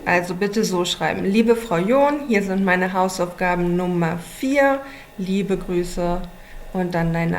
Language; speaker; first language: German; non-native, fluent; English